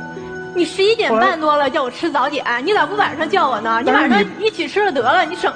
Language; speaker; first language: Chinese; native; Chinese